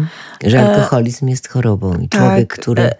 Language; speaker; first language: Polish; native; Polish